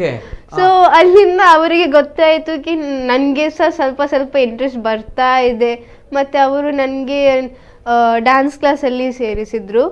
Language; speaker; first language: Kannada; non-native, local second language; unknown